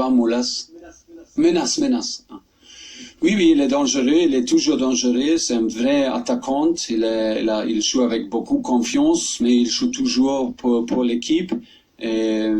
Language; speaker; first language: French; non-native, learner; German